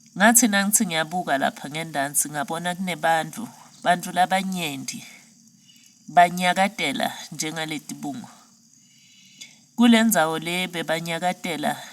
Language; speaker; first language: Zulu; non-native, local second language; Swati